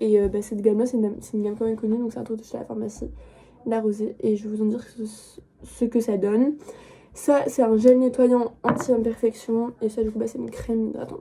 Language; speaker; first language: French; native; French